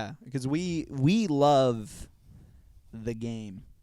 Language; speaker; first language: English; native; English